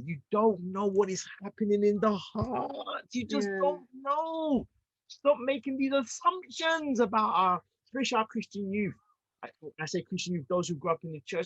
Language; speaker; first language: English; native; English